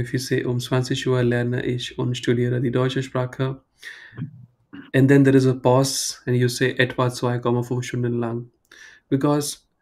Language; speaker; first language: German; non-native, fluent; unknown